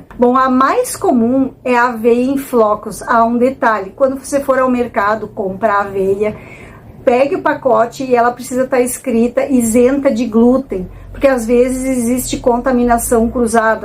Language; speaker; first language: Portuguese; native; Portuguese